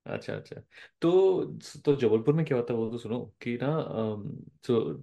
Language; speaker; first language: Hindi; non-native, local second language; Bangla